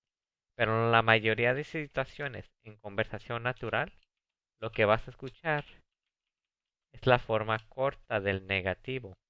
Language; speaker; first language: Spanish; early bilingual, heritage; Spanish